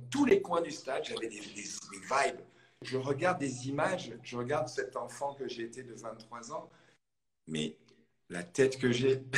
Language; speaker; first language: French; native; French